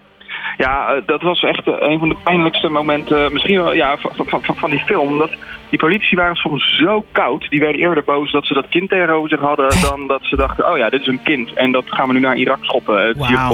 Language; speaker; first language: Dutch; native; Dutch